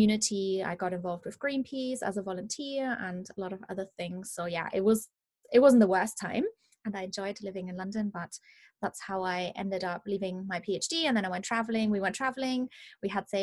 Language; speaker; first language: English; non-native, fluent; German